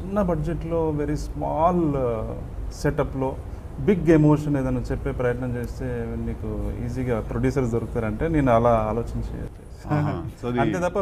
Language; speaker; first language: Telugu; native; Telugu